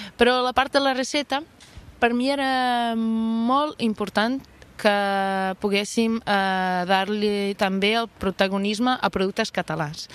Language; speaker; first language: Catalan; non-native, fluent; Portuguese